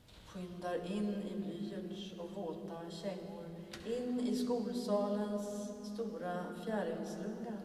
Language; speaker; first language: Swedish; native; Swedish